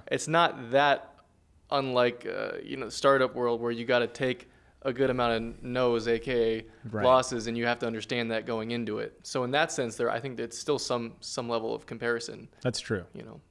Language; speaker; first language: English; native; English